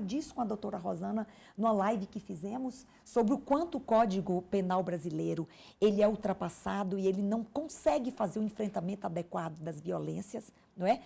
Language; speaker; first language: Portuguese; native; Portuguese